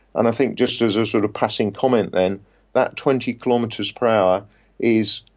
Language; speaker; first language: English; native; English